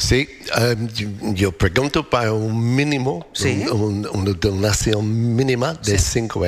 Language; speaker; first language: Spanish; non-native, learner; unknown